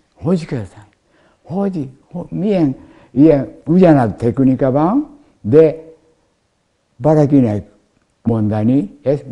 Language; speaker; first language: Hungarian; non-native, learner; Japanese